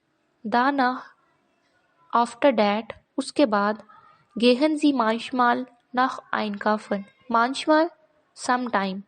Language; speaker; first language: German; non-native, fluent; Urdu